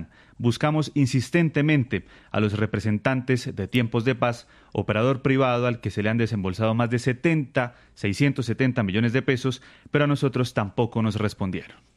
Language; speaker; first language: Spanish; native; Spanish